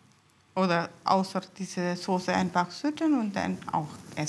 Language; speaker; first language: German; non-native, learner; Tamil